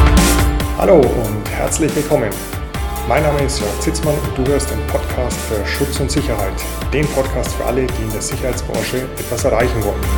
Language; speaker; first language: German; native; German